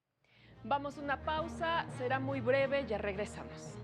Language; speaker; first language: Spanish; native; Spanish